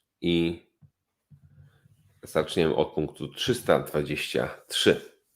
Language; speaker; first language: Polish; native; Polish